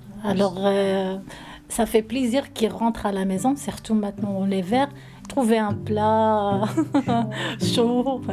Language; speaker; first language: French; non-native, learner; Arabic